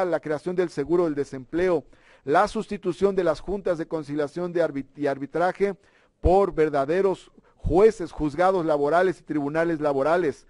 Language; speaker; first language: Spanish; native; Spanish